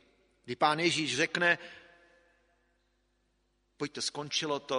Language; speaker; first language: Czech; native; Czech